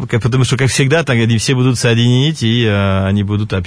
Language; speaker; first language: Russian; non-native, fluent; French